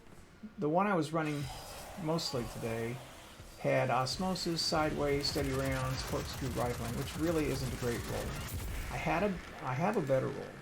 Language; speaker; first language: English; native; English